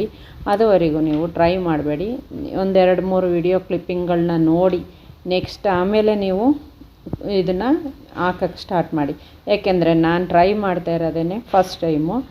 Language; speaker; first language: Kannada; native; Kannada